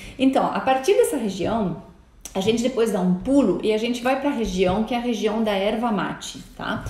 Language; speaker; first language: Portuguese; non-native, fluent; French